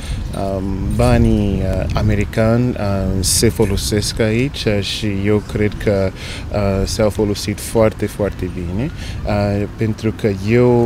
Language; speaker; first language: Romanian; non-native, fluent; English